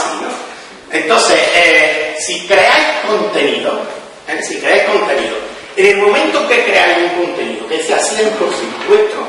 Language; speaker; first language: Spanish; native; Spanish